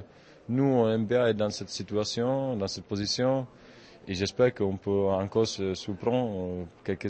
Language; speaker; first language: French; non-native, fluent; Czech